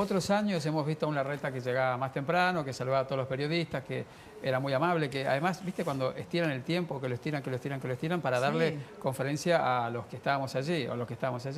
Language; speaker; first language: Spanish; native; Spanish